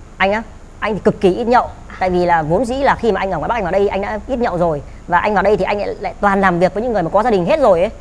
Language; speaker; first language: Vietnamese; native; Vietnamese